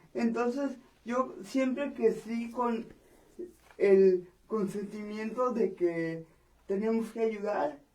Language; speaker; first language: Spanish; early bilingual, heritage; Spanish